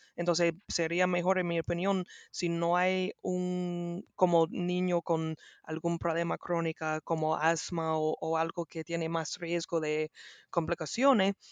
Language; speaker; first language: Spanish; non-native, learner; English